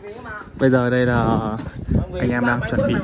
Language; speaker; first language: Vietnamese; native; Vietnamese